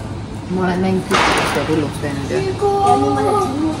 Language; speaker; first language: Estonian; native; Estonian